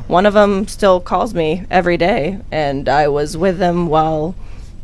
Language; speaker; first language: English; non-native, local second language; Filipino